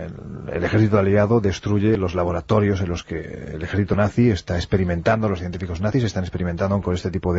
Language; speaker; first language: Spanish; native; Spanish